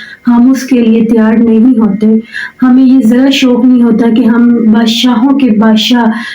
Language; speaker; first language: Urdu; native; Urdu